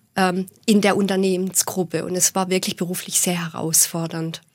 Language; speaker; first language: German; native; German